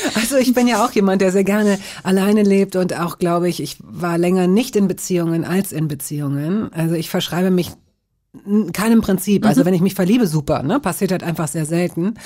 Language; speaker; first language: German; native; German